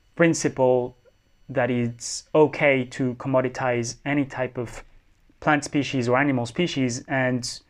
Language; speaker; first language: English; non-native, fluent; Spanish